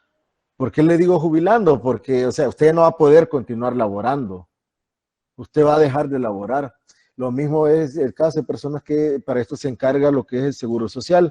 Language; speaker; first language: Spanish; native; Spanish